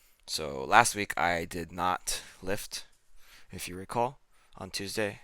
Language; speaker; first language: English; native; English